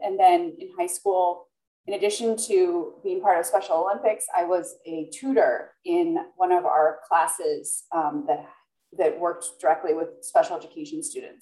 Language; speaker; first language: English; native; English